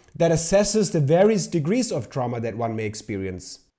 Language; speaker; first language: English; non-native, local second language; Urdu